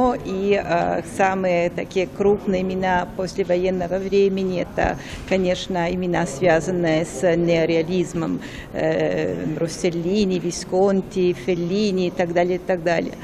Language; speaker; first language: Russian; non-native, fluent; Italian